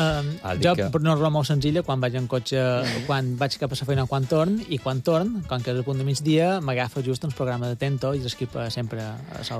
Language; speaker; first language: Catalan; native; Catalan